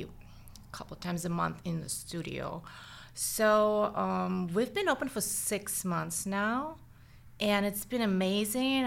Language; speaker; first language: English; non-native, fluent; Russian